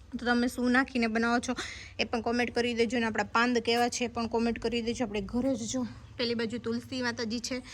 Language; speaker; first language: Gujarati; native; Gujarati